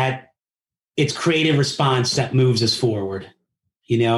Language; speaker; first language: English; early bilingual, other home language; Italian